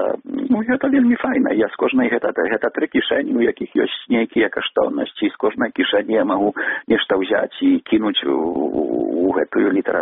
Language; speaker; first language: Belarusian; non-native, local second language; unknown